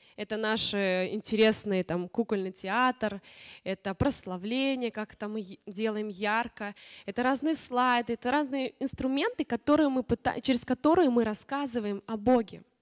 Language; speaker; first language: Russian; native; Russian